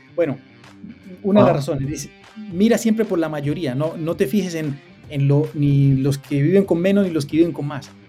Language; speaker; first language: Spanish; native; Spanish